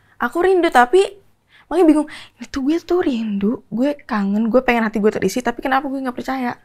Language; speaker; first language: Indonesian; native; Indonesian